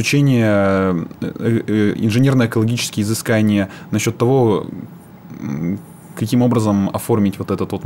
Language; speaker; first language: Russian; native; Russian